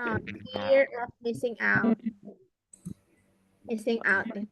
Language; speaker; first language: English; non-native, local second language; Indonesian